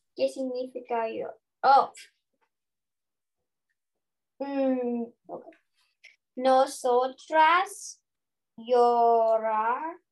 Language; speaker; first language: Spanish; non-native, learner; English